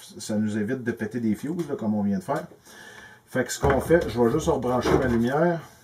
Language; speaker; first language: French; native; French